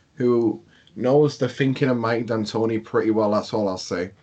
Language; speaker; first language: English; native; English